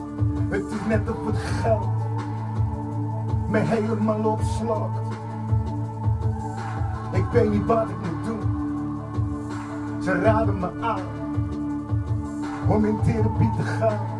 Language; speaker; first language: Dutch; non-native, fluent; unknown